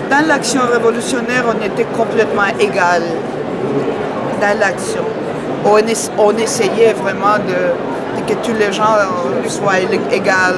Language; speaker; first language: French; non-native, fluent; Spanish